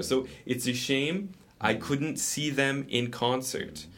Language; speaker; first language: English; native; English